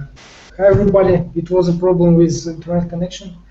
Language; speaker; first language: English; non-native, fluent; Ukrainian